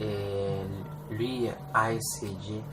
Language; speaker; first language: French; non-native, learner; Spanish